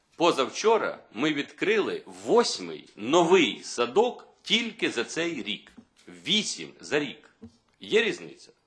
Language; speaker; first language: Ukrainian; native; Ukrainian